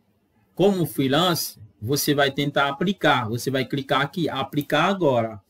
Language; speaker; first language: Portuguese; non-native, fluent; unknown